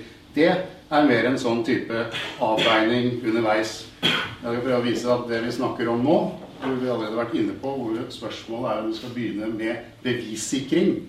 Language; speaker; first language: Norwegian; native; Norwegian